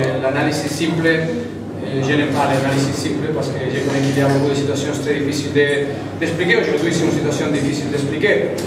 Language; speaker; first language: French; non-native, fluent; Spanish